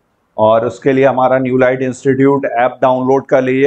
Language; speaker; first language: Hindi; native; Hindi